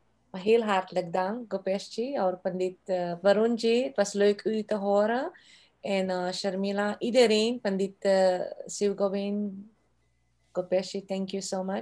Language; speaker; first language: Dutch; non-native, local second language; Caribbean Hindustani